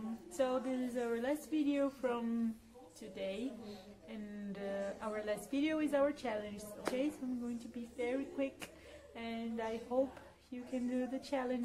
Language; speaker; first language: English; non-native, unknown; Portuguese